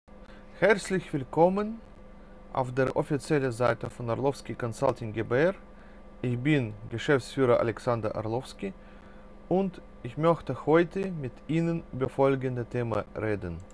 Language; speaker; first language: German; non-native, fluent; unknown